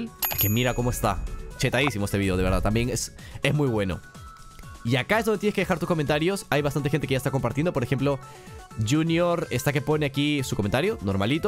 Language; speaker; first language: Spanish; native; Spanish